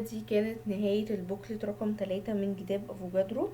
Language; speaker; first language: Arabic; native; Arabic